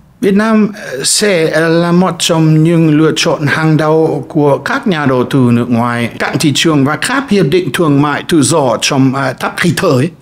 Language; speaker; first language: Vietnamese; non-native, fluent; German